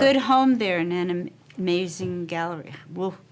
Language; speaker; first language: English; native; English